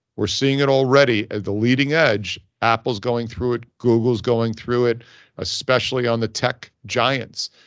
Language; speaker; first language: English; native; English